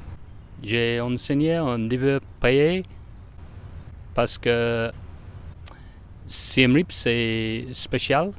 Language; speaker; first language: French; non-native, learner; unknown